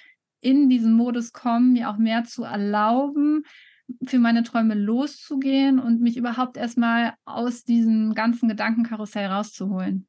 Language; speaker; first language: German; native; German